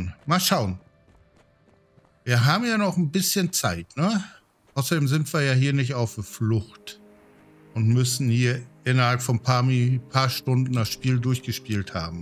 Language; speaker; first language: German; native; German